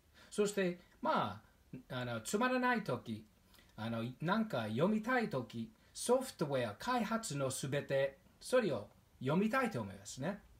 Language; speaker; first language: Japanese; non-native, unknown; English